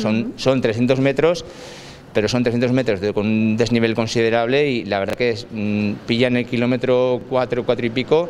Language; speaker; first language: Spanish; native; Spanish